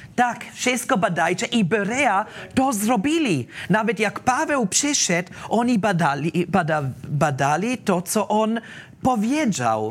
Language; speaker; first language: Polish; non-native, learner; German